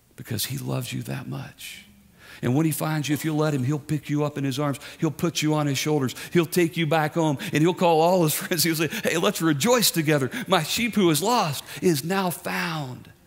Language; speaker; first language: English; native; English